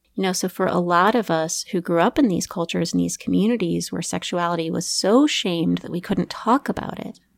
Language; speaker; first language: English; native; English